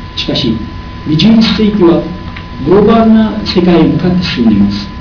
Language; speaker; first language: Japanese; non-native, learner; Uzbek